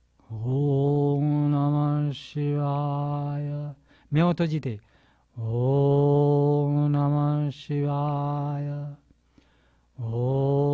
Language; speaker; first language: Japanese; non-native, learner; Bangla